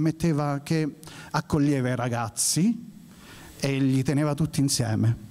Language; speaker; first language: Italian; native; Italian